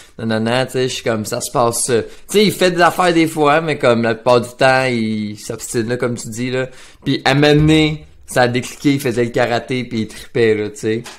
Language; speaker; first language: French; native; French